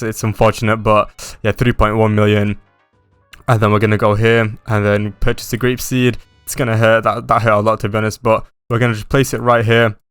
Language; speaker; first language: English; native; English